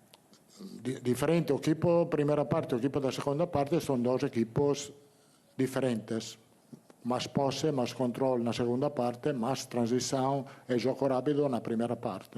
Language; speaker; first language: Portuguese; non-native, learner; Italian